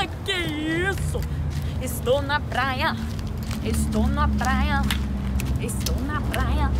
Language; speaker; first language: Portuguese; non-native, learner; English